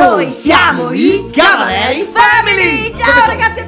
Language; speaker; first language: Italian; native; Italian